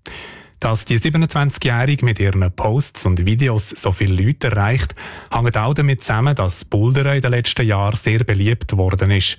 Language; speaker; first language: German; native; German